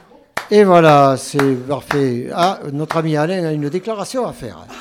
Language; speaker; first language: French; native; French